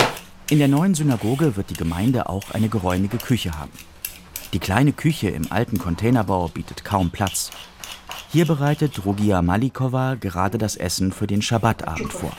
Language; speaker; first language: German; native; German